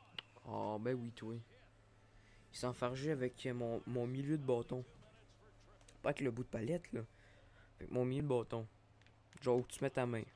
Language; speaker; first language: French; native; French